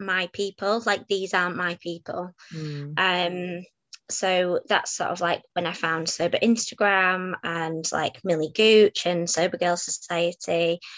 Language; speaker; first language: English; native; English